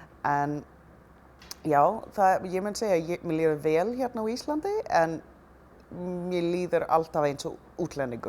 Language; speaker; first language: Icelandic; non-native, fluent; English